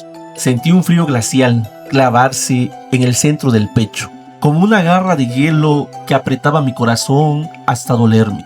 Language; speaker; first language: Spanish; native; Spanish